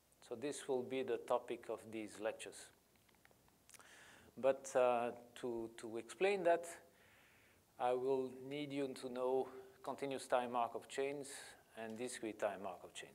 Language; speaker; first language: English; non-native, fluent; Portuguese